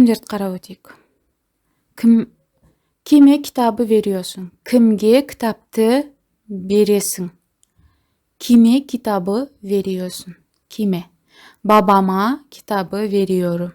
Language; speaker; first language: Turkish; non-native, fluent; Kazakh